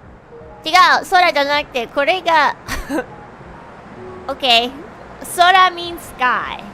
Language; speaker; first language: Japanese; non-native, learner; Chinese